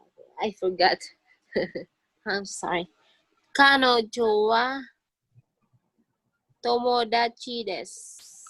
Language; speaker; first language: Japanese; non-native, learner; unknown